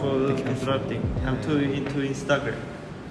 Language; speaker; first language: English; non-native, local second language; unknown